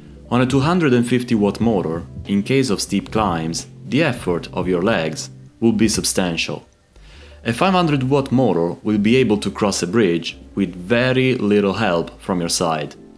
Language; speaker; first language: English; non-native, fluent; Italian